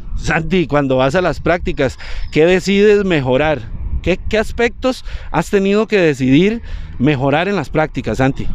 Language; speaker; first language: Spanish; native; Spanish